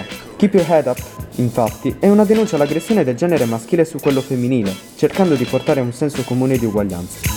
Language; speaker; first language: Italian; native; Italian